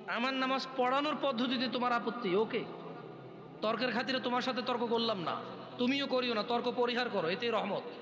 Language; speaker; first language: Bangla; native; Bangla